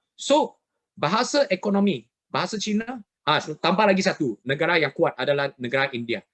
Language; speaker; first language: Malay; non-native, local second language; Chinese